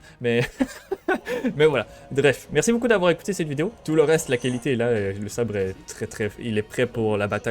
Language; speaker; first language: French; native; French